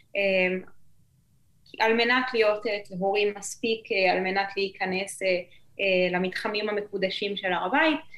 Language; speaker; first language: Hebrew; native; Hebrew